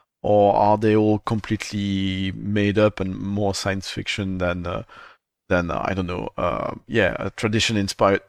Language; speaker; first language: English; non-native, fluent; French